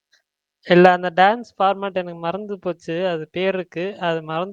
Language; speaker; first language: Tamil; native; Tamil